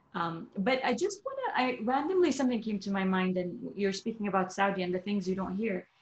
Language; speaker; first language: English; non-native, fluent; Arabic